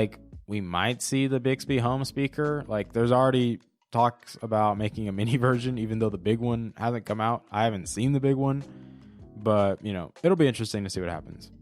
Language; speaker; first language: English; native; English